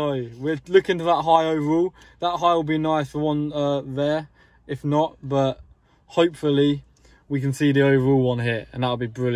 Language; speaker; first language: English; native; English